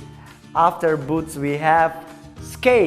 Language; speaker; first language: English; non-native, learner; Tajik